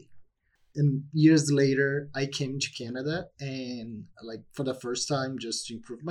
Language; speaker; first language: English; non-native, fluent; Portuguese